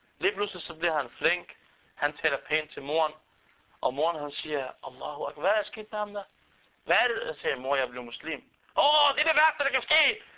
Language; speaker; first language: Danish; non-native, fluent; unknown